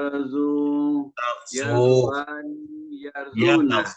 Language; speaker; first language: Arabic; non-native, learner; Indonesian